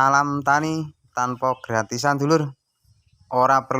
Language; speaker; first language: Indonesian; non-native, local second language; Javanese